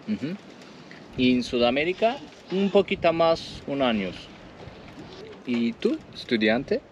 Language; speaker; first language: Spanish; non-native, learner; Turkish